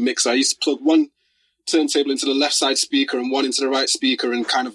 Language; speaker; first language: English; native; English